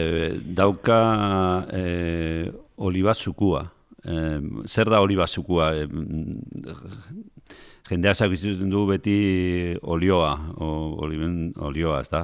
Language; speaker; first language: Basque; non-native, local second language; Spanish